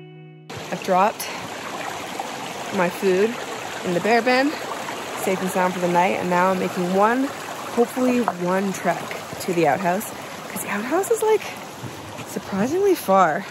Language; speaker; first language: English; native; English